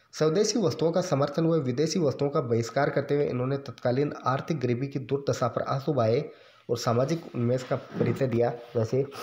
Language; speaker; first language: Hindi; native; Hindi